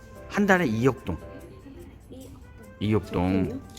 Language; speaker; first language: Korean; native; Korean